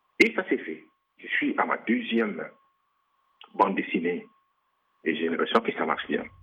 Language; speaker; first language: French; non-native, local second language; Lingala